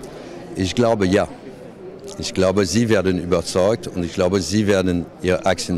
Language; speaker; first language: German; non-native, fluent; French